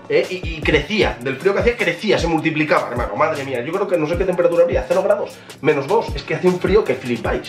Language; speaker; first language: Spanish; native; Spanish